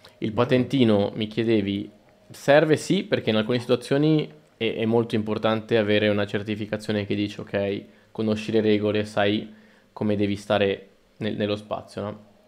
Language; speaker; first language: Italian; early bilingual, other home language; Spanish